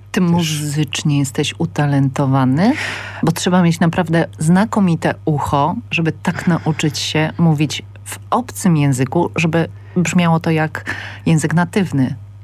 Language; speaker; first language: Polish; native; Polish